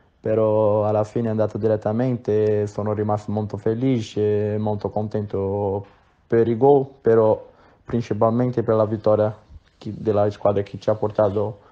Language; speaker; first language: Italian; non-native, fluent; Portuguese